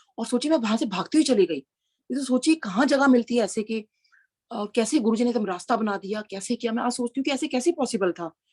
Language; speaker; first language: Hindi; native; Hindi